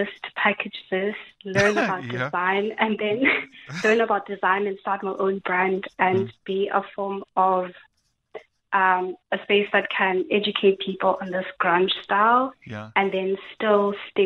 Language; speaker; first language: English; non-native, local second language; Xhosa